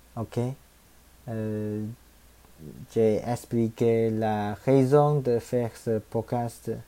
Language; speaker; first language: French; non-native, learner; Chinese